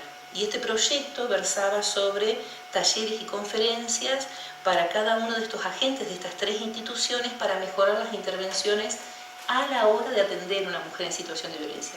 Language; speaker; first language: Spanish; native; Spanish